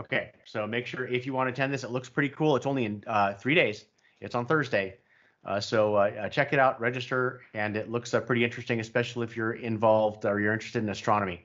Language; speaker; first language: English; native; English